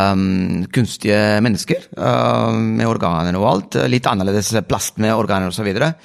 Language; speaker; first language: Norwegian; non-native, fluent; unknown